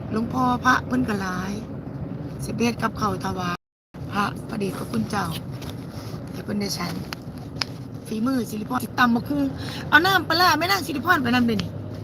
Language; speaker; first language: Thai; native; Thai